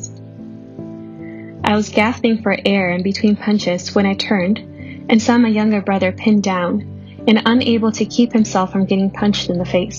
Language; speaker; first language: English; early bilingual, other home language; Spanish